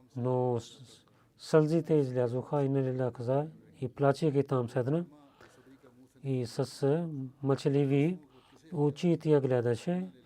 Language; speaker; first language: Bulgarian; non-native, learner; Urdu